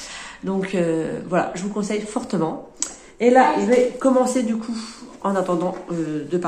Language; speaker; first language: French; native; French